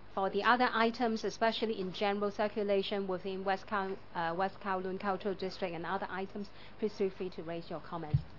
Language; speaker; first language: English; non-native, local second language; Cantonese